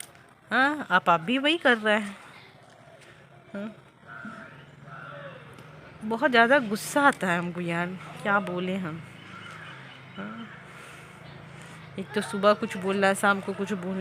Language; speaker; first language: Hindi; native; Hindi